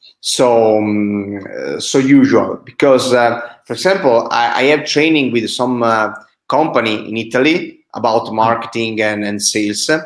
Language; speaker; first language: English; non-native, fluent; Italian